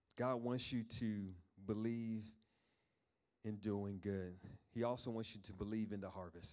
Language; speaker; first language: English; native; English